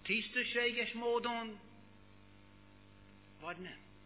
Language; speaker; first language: Hungarian; non-native, learner; English